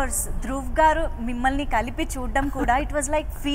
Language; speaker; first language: Telugu; native; Telugu